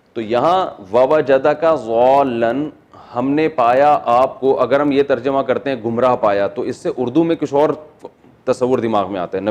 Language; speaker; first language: Urdu; native; Urdu